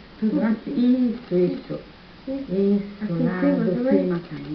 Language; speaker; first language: Portuguese; non-native, learner; German